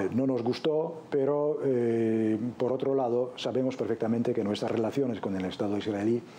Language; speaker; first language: Spanish; non-native, fluent; Polish